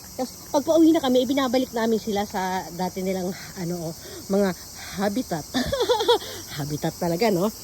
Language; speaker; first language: Filipino; native; Filipino